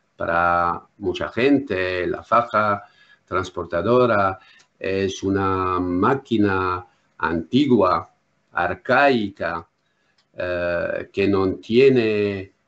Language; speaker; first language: Spanish; non-native, learner; French